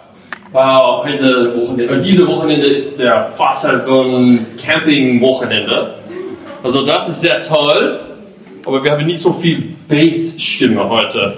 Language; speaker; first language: German; non-native, learner; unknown